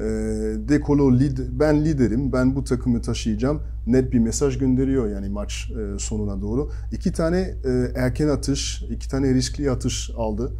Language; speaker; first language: Turkish; non-native, fluent; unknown